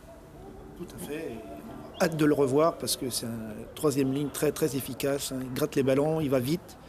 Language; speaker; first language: French; native; French